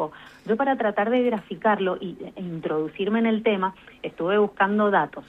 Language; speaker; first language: Spanish; native; Spanish